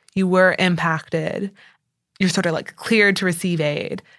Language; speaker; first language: English; native; English